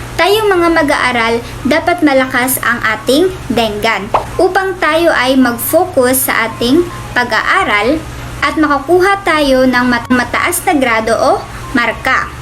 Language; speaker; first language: Filipino; non-native, local second language; Cebuano